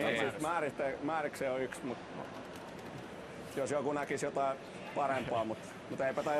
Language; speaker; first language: Finnish; native; Finnish